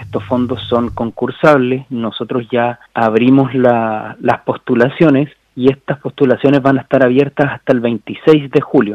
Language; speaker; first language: Spanish; native; Spanish